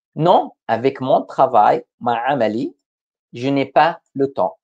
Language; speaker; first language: French; non-native, fluent; Arabic